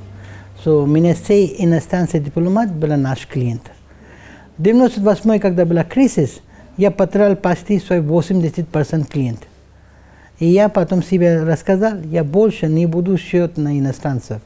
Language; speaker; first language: Russian; non-native, learner; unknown